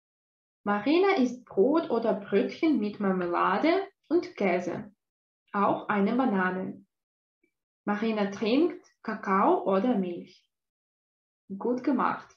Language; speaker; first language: German; non-native, fluent; Russian